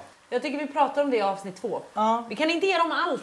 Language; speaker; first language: Swedish; native; Swedish